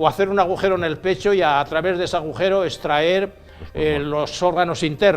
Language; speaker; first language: Spanish; native; Spanish